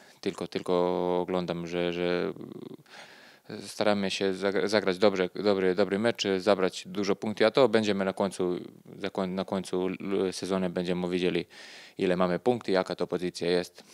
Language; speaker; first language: Polish; non-native, learner; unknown